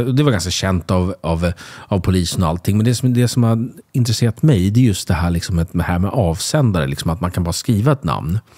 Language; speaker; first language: Swedish; native; Swedish